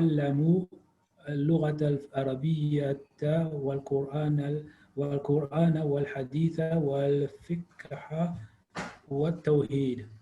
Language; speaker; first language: Arabic; non-native, learner; English